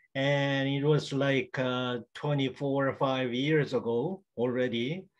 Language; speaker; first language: English; non-native, fluent; Korean